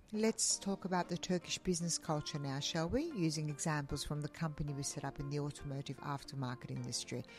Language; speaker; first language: English; non-native, fluent; Turkish